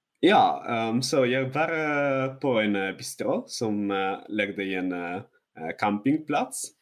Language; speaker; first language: Swedish; non-native, learner; Italian